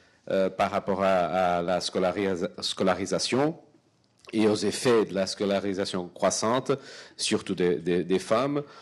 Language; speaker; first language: French; non-native, fluent; Portuguese